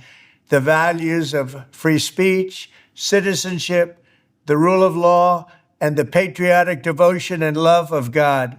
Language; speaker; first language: English; native; English